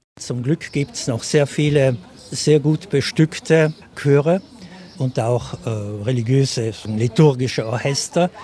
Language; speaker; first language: German; non-native, local second language; Ladin